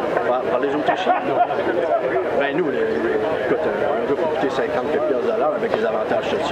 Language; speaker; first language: French; native; French